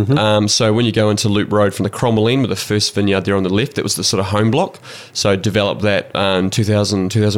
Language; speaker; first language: English; native; English